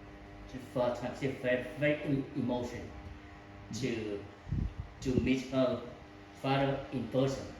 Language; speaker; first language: English; non-native, learner; Vietnamese